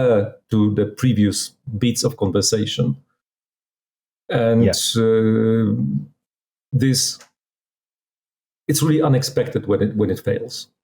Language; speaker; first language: English; non-native, fluent; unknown